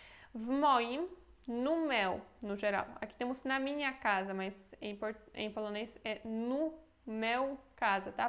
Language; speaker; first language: Portuguese; non-native, fluent; Polish